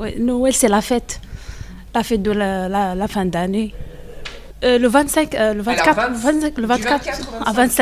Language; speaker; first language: French; non-native, learner; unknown